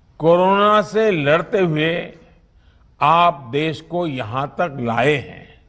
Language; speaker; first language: Hindi; non-native, local second language; Gujarati